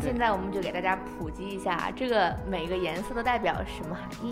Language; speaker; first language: Chinese; native; Chinese